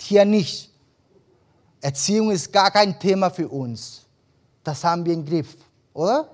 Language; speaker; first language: German; early bilingual, other home language; Spanish